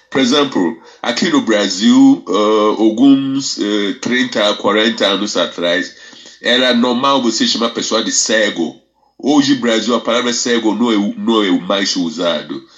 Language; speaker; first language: Portuguese; non-native, fluent; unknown